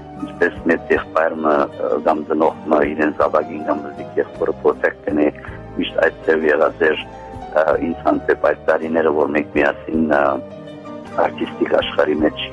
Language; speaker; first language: Armenian; early bilingual, heritage; Armenian